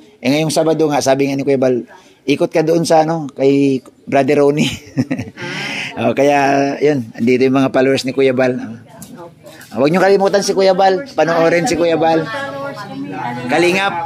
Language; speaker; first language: Filipino; native; Filipino